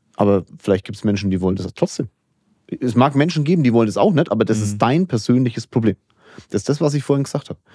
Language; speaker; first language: German; native; German